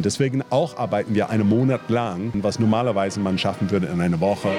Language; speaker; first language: German; non-native, fluent; English